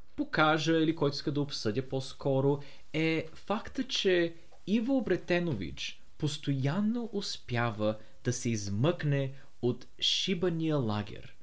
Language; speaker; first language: Bulgarian; early bilingual, heritage; Bulgarian